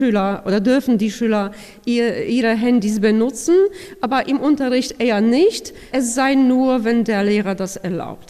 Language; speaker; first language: German; non-native, fluent; Polish